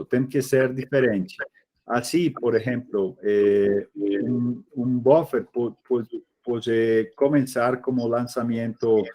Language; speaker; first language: Portuguese; non-native, fluent; Spanish